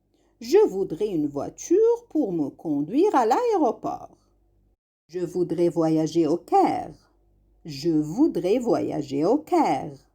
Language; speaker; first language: French; non-native, fluent; Arabic